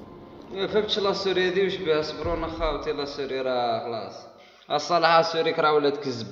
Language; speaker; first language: Arabic; native; Arabic